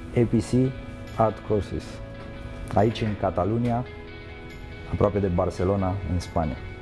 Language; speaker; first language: Spanish; non-native, fluent; Romanian